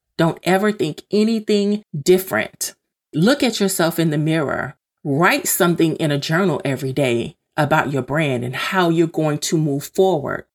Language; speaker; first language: English; native; English